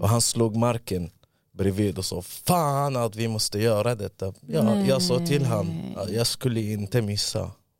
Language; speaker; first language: Swedish; early bilingual, other home language; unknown